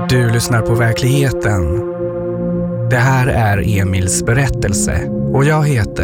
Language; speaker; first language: Swedish; non-native, fluent; French